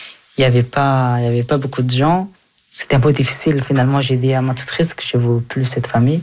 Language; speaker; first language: French; early bilingual, other home language; Hazaragi